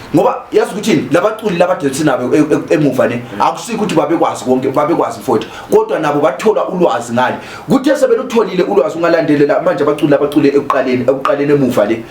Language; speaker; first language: Zulu; native; Zulu